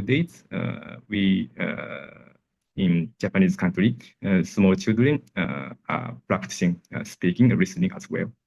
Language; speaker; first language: English; non-native, learner; Japanese